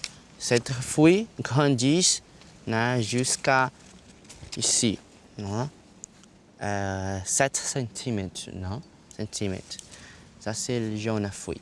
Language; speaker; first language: French; non-native, learner; Portuguese